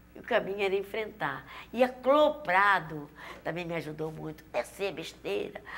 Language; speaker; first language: Portuguese; native; Portuguese